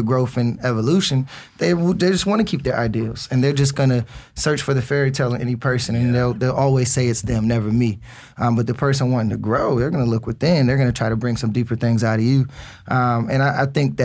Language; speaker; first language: English; native; English